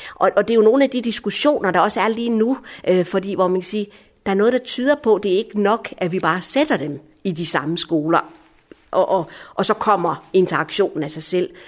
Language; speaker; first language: Danish; early bilingual, other home language; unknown